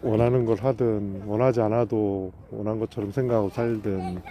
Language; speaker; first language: Korean; native; Korean